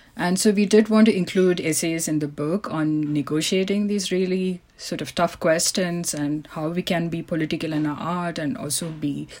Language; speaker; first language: English; non-native, local second language; Malayalam